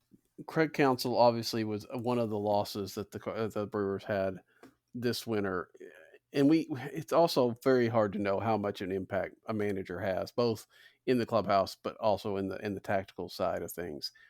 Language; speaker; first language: English; native; English